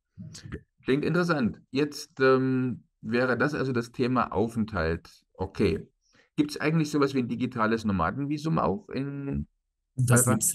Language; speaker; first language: German; native; German